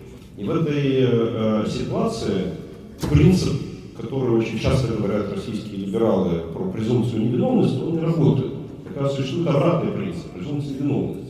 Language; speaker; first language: Russian; native; Russian